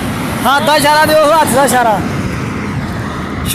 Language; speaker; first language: Arabic; non-native, learner; Punjabi